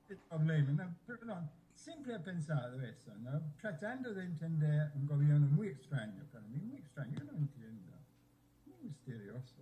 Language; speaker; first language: Spanish; non-native, fluent; English